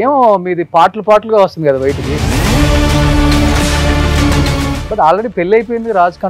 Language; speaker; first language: Telugu; native; Telugu